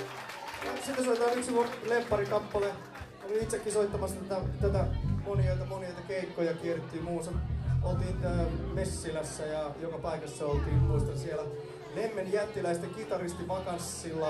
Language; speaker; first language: Finnish; native; Finnish